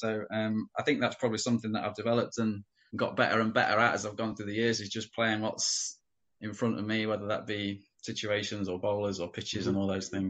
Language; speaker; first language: English; native; English